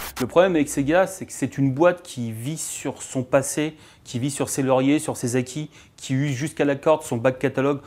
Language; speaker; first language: French; native; French